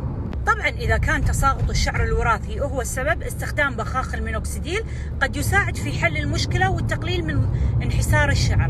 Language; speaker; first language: Arabic; native; Arabic